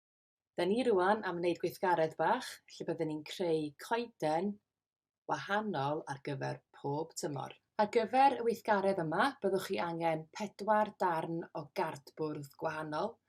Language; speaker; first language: Welsh; native; Welsh